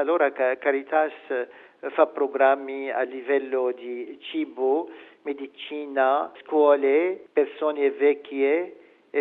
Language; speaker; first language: Italian; non-native, fluent; Arabic